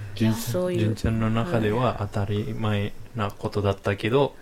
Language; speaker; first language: Japanese; non-native, fluent; Indonesian